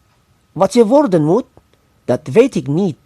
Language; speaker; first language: Dutch; non-native, fluent; Indonesian